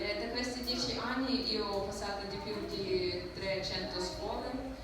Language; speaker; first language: Italian; non-native, learner; Ukrainian